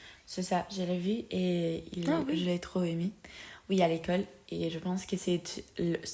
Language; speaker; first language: French; non-native, fluent; Spanish